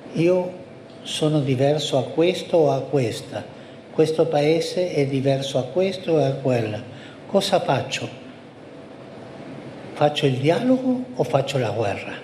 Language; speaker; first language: Italian; non-native, fluent; Spanish